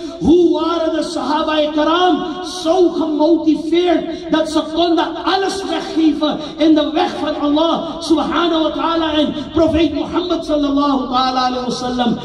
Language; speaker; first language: Dutch; non-native, local second language; Urdu